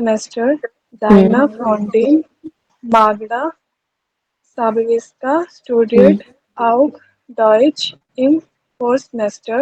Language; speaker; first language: German; non-native, learner; Hindi